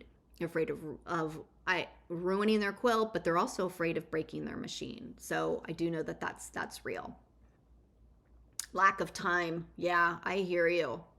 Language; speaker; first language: English; native; English